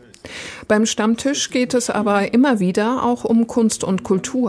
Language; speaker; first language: German; native; German